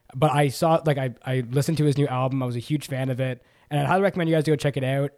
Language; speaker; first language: English; native; English